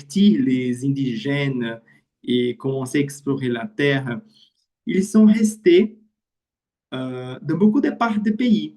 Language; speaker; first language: French; non-native, learner; Portuguese